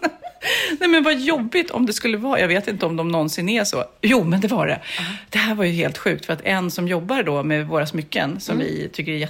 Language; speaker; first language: Swedish; native; Swedish